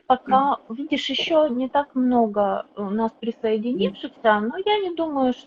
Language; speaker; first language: Russian; native; Russian